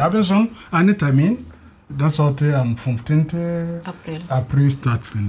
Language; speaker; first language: German; non-native, fluent; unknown